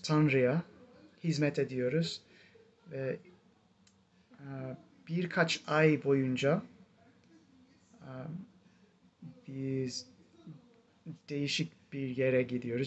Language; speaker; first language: Turkish; non-native, fluent; English